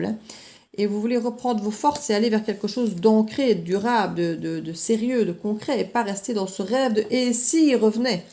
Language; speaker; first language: French; native; French